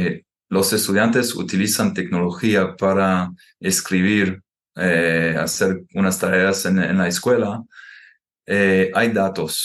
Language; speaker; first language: Spanish; non-native, fluent; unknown